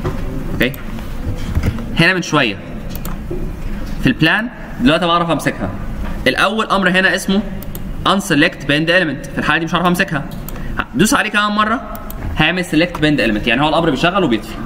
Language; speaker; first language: Arabic; native; Arabic